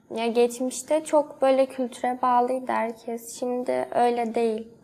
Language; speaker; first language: Turkish; native; Turkish